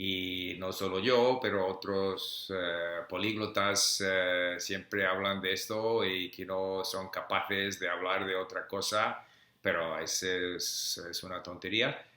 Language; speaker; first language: Spanish; non-native, fluent; English